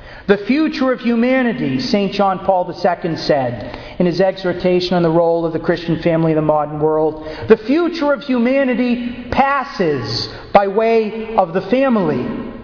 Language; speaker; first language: English; native; English